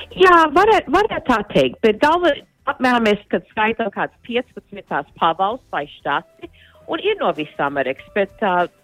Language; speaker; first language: Latvian; early bilingual, heritage; Latvian